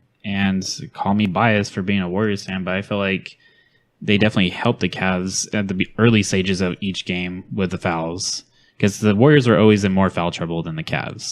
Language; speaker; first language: English; native; English